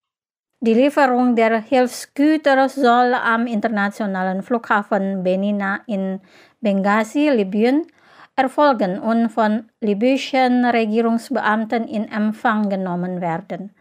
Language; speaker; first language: German; non-native, fluent; Indonesian